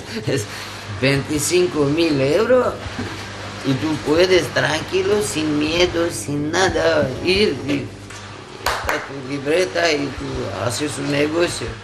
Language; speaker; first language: Spanish; non-native, learner; Armenian